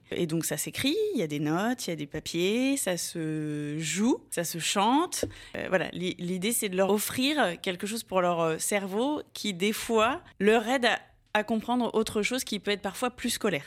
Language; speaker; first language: French; native; French